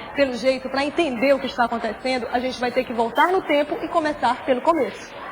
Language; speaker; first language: Portuguese; native; Portuguese